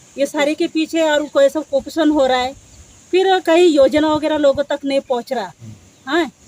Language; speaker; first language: Hindi; non-native, local second language; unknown